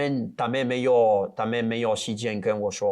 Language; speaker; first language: Chinese; non-native, learner; Portuguese